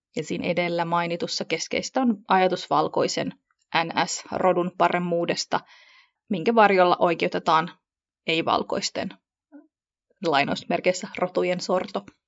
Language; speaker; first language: Finnish; early bilingual, other home language; Kurdish